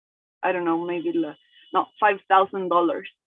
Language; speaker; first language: English; non-native, learner; Spanish